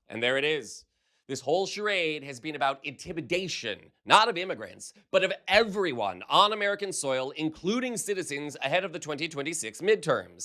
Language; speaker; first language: English; native; English